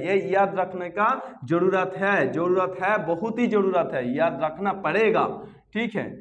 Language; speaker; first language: Hindi; non-native, local second language; Bangla